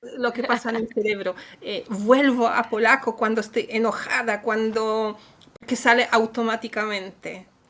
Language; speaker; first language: Spanish; non-native, fluent; Polish